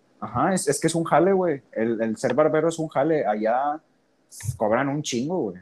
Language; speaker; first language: Spanish; native; Spanish